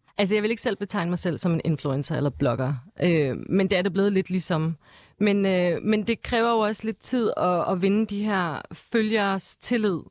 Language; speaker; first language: Danish; early bilingual, other home language; Turkish